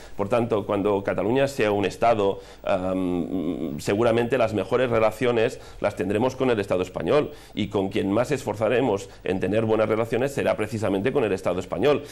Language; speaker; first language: Spanish; non-native, local second language; Catalan